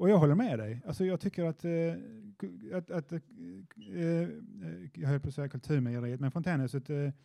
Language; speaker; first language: Swedish; native; Swedish